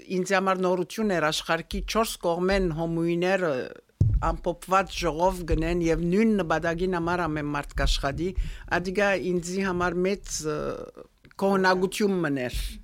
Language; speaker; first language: Armenian; early bilingual, heritage; Armenian